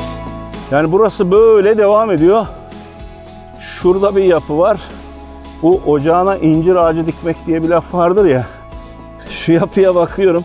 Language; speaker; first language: Turkish; native; Turkish